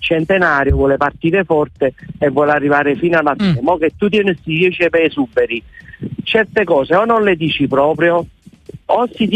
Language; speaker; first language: Italian; native; Italian